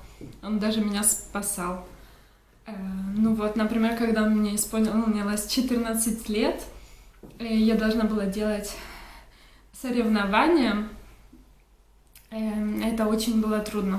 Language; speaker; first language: Russian; early bilingual, heritage; Russian